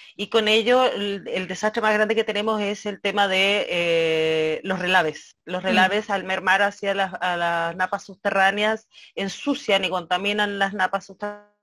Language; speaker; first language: Spanish; native; Spanish